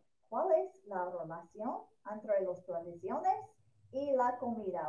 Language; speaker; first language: Spanish; non-native, fluent; English